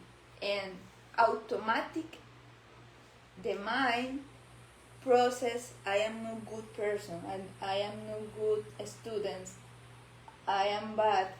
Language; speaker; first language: English; non-native, learner; Spanish